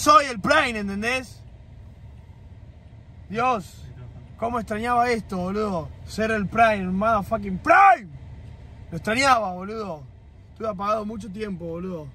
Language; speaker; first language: Spanish; native; Spanish